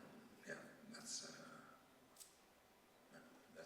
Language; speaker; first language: English; non-native, learner; Italian